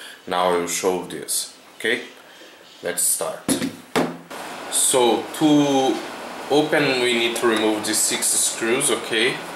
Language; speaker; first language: English; non-native, fluent; Portuguese